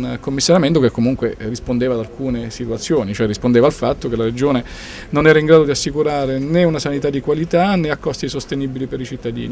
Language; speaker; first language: Italian; native; Italian